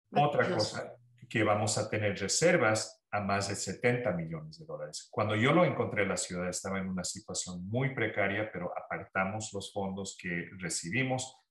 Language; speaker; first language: Spanish; early bilingual, heritage; Spanish